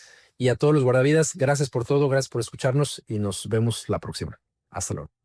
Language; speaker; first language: Spanish; native; Spanish